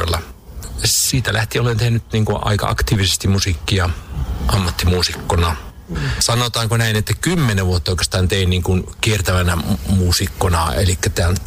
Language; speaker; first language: Finnish; native; Finnish